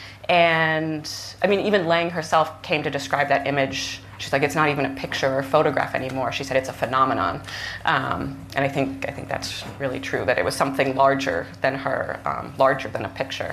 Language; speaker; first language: English; native; English